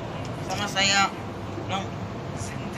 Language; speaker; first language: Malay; non-native, learner; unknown